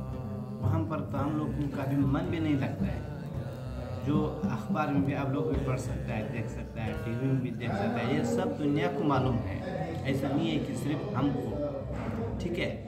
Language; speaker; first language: Hindi; early bilingual, other home language; Pashto